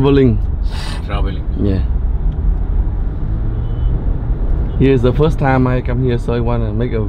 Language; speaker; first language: English; non-native, learner; Vietnamese